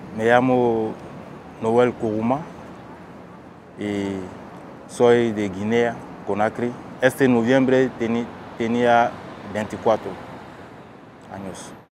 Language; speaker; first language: Spanish; non-native, learner; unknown